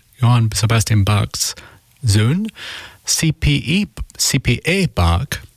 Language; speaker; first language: German; non-native, learner; English